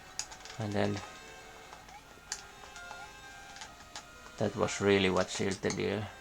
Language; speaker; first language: English; non-native, fluent; Finnish